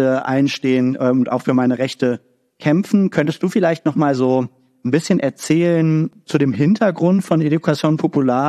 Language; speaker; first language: German; native; German